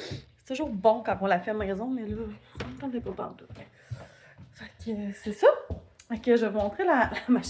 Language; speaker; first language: French; native; French